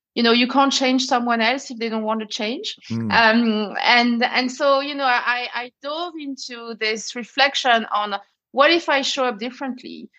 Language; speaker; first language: English; non-native, fluent; French